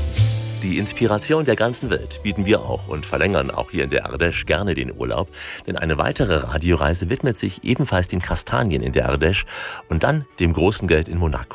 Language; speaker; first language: German; native; German